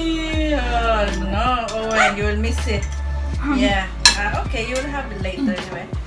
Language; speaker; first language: English; non-native, learner; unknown